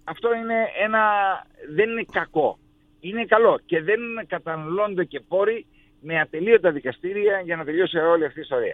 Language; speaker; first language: Greek; native; Greek